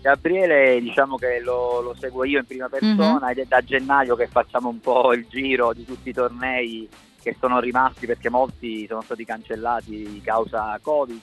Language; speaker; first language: Italian; native; Italian